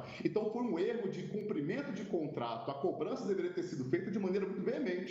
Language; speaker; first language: Portuguese; native; Portuguese